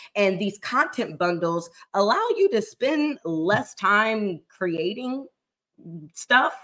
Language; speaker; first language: English; native; English